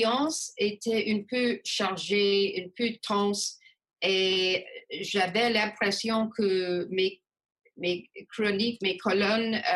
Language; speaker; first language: French; non-native, local second language; English